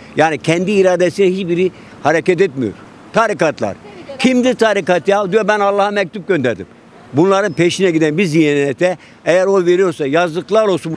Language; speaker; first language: Turkish; native; Turkish